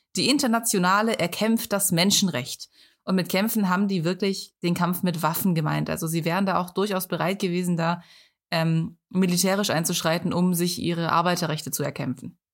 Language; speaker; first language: German; native; German